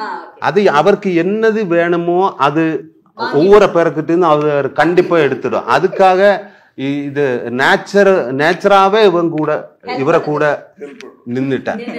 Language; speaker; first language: Tamil; non-native, learner; Malayalam